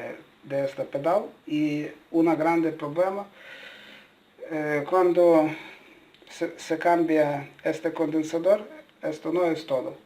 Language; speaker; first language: Spanish; non-native, learner; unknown